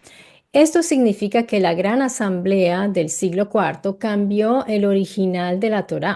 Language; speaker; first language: Spanish; native; Spanish